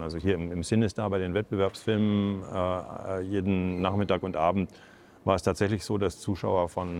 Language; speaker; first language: German; native; German